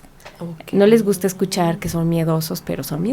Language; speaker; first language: Spanish; native; Spanish